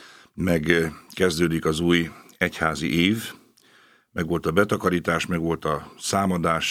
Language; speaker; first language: Hungarian; native; Hungarian